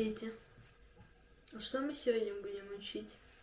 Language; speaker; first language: Russian; native; Russian